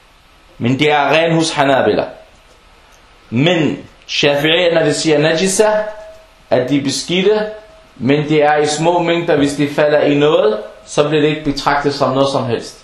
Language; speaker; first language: Danish; non-native, local second language; Arabic